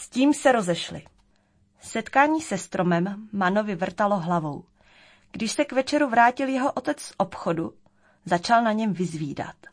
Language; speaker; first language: Czech; native; Czech